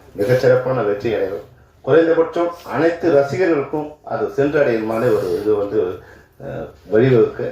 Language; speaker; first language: Tamil; native; Tamil